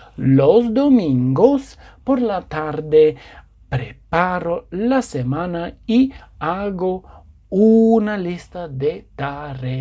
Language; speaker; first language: Spanish; non-native, fluent; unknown